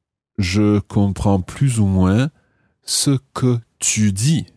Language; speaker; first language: French; non-native, fluent; English